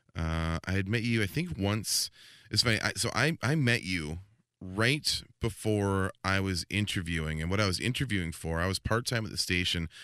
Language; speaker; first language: English; native; English